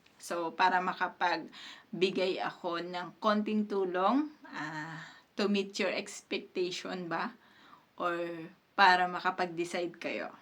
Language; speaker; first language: Filipino; native; Filipino